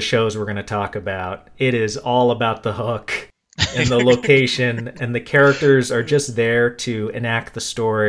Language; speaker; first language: English; native; English